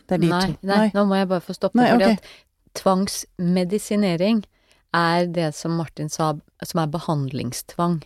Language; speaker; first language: Norwegian; native; Norwegian